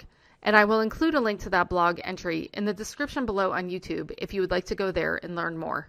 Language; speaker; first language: English; native; English